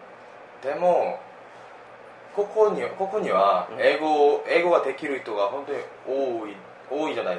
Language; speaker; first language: Japanese; non-native, fluent; Korean